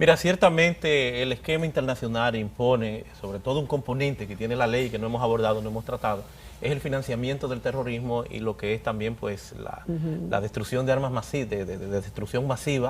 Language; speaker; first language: Spanish; native; Spanish